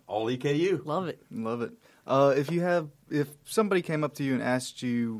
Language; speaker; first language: English; native; English